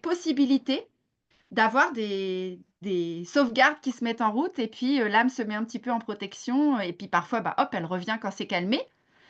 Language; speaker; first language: French; native; French